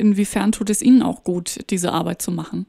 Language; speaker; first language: German; native; German